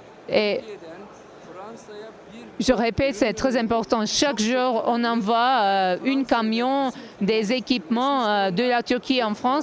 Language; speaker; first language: French; non-native, learner; Turkish